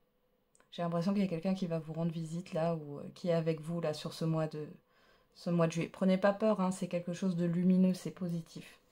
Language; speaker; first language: French; native; French